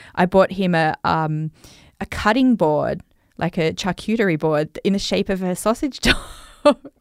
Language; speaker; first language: English; native; English